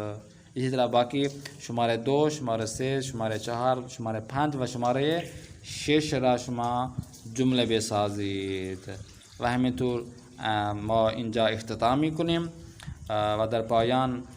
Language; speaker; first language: Persian; non-native, fluent; Urdu